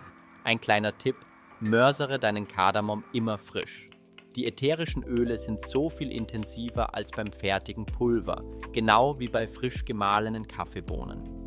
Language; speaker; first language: German; native; German